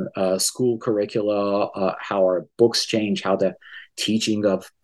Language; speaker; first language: English; early bilingual, other home language; Persian